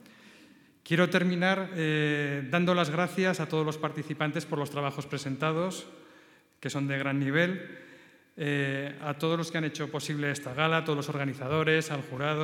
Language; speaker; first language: Spanish; native; Spanish